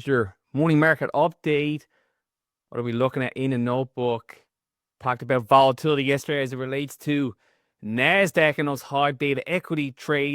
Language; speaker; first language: English; native; English